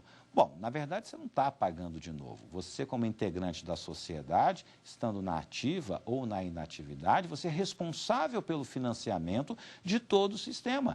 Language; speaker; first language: Portuguese; native; Portuguese